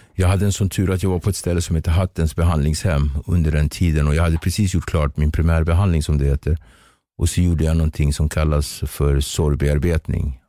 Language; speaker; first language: Swedish; early bilingual, other home language; Kabuverdianu